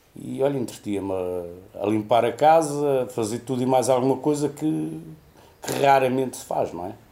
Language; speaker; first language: Portuguese; native; Portuguese